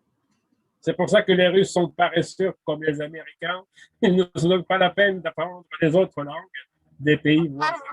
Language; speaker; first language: French; non-native, fluent; Russian